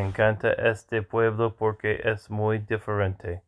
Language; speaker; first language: Spanish; non-native, learner; English